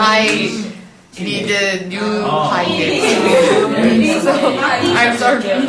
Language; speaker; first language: English; non-native, learner; Korean